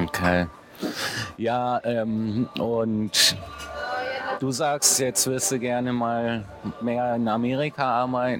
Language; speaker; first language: German; native; German